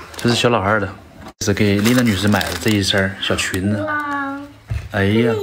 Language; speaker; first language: Chinese; native; Chinese